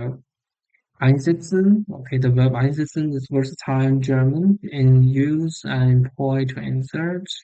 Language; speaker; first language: German; non-native, learner; English